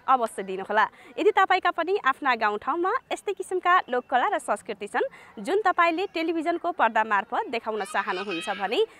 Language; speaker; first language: Nepali; native; Nepali